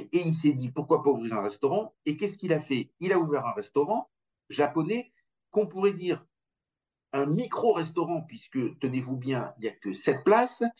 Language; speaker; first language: French; native; French